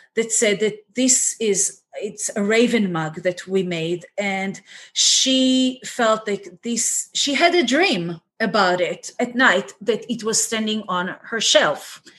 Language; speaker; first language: English; non-native, fluent; Hebrew